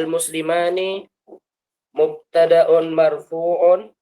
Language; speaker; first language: Arabic; non-native, learner; Indonesian